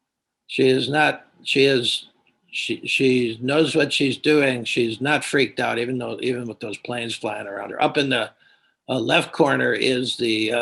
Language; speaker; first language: English; native; English